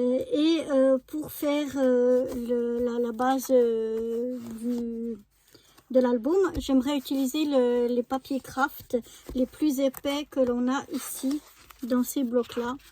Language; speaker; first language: French; native; French